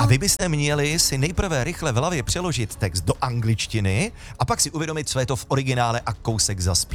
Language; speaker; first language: Czech; native; Czech